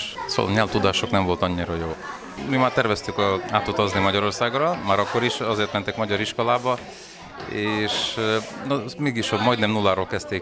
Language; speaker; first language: Hungarian; non-native, learner; Ukrainian